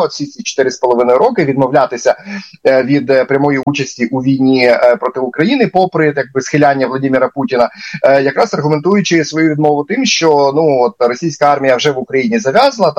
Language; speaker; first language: Ukrainian; native; Ukrainian